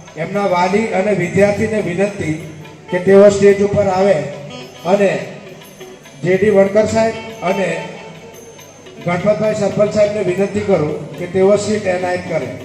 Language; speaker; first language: Gujarati; native; Gujarati